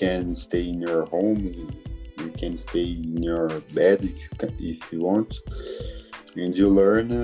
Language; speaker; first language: English; non-native, learner; Portuguese